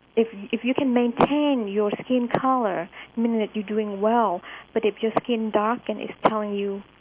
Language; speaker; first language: English; early bilingual, other home language; Vietnamese